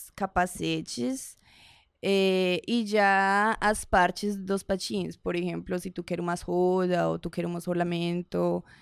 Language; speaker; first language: Portuguese; non-native, learner; Spanish